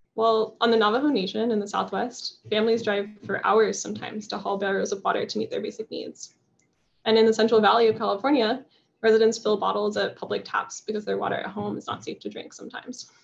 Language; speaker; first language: English; native; English